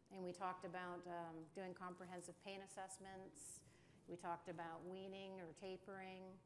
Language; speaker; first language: English; native; English